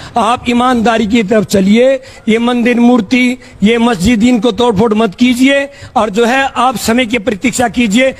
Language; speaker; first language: Hindi; native; Hindi